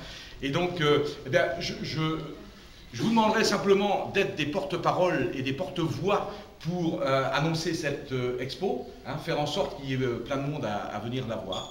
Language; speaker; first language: French; native; French